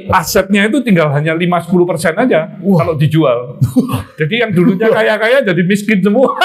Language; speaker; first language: Indonesian; native; Indonesian